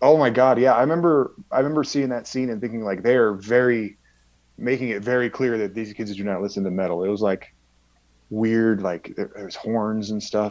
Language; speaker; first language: English; native; English